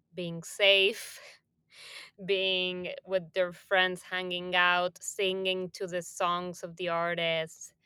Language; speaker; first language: English; non-native, fluent; Spanish